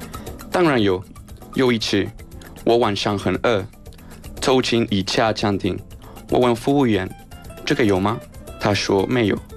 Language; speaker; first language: Chinese; non-native, fluent; Spanish